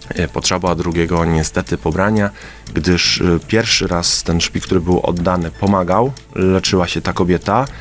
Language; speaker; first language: Polish; native; Polish